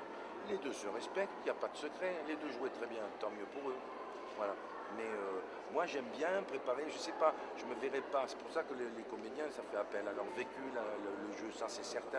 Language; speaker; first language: French; native; French